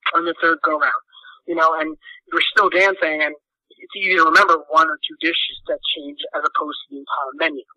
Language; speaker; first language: English; native; English